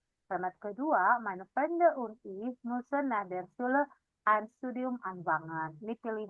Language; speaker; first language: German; non-native, fluent; Indonesian